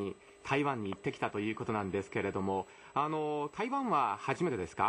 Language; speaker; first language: Japanese; native; Japanese